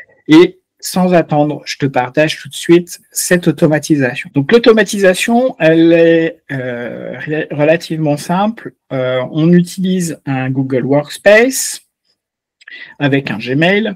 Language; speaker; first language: French; native; French